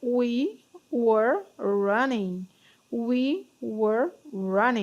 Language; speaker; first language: English; non-native, fluent; Portuguese